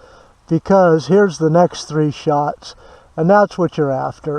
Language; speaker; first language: English; native; English